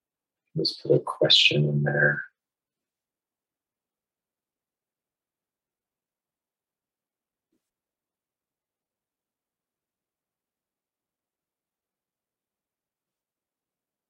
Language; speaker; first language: English; native; English